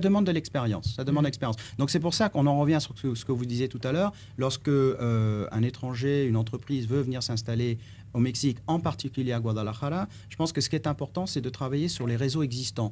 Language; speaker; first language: French; native; French